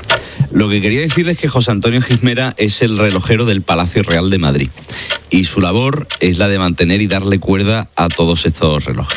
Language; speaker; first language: Spanish; native; Spanish